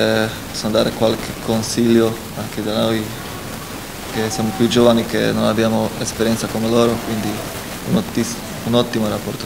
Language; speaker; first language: Italian; non-native, fluent; Slovak